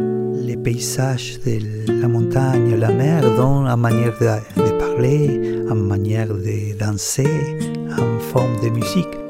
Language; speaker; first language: French; non-native, learner; Spanish